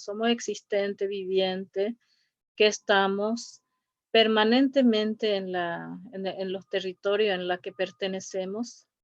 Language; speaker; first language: Spanish; non-native, local second language; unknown